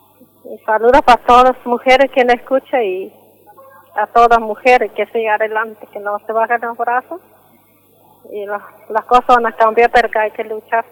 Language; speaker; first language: Spanish; non-native, local second language; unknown